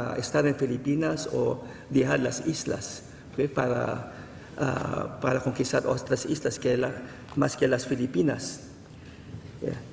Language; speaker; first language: Spanish; non-native, fluent; Filipino